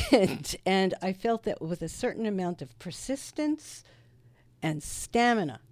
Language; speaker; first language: English; native; English